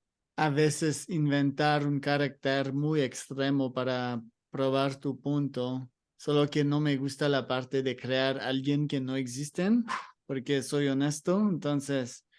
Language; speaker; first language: Spanish; non-native, learner; English